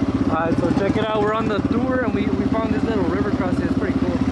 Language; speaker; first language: English; early bilingual, other home language; Spanish